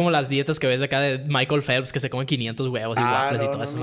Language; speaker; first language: Spanish; native; Spanish